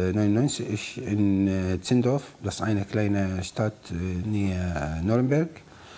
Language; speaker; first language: German; non-native, learner; Arabic